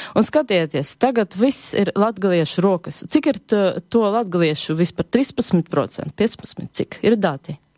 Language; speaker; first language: Latvian; non-native, local second language; Russian